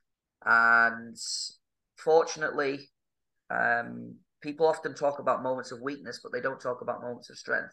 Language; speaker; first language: English; native; English